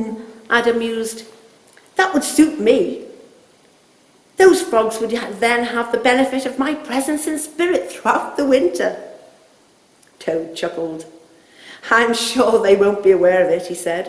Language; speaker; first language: English; native; English